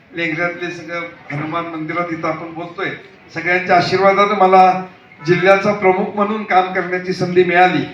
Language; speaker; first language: Marathi; native; Marathi